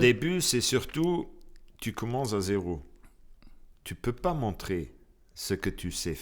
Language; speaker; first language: French; non-native, local second language; Luxembourgish